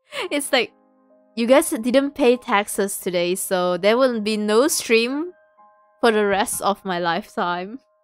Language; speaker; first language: English; non-native, local second language; Chinese